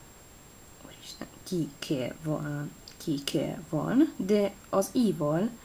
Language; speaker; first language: Hungarian; non-native, learner; Italian